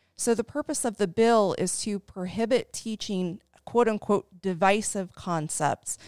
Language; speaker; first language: English; native; English